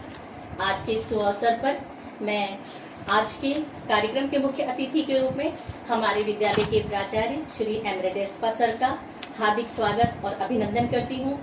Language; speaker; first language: Hindi; native; Hindi